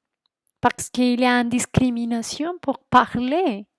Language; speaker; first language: French; non-native, fluent; Spanish